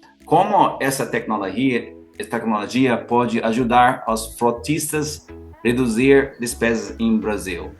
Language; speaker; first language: Portuguese; non-native, learner; English